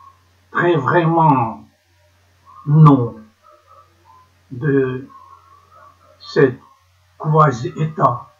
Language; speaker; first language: French; non-native, learner; Ukrainian